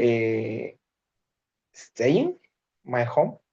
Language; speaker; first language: English; non-native, learner; Spanish